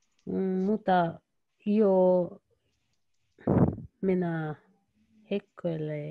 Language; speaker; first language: Finnish; non-native, learner; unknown